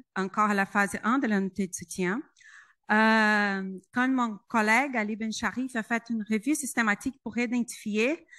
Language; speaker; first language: French; non-native, fluent; Portuguese